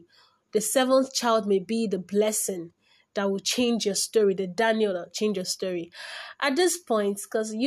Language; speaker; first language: English; non-native, local second language; Igbo